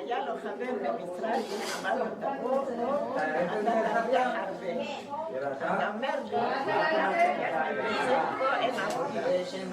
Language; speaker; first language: Hebrew; non-native, fluent; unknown